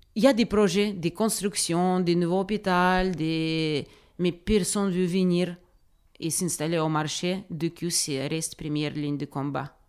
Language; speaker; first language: French; non-native, fluent; Ukrainian